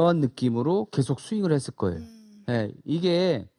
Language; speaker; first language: Korean; native; Korean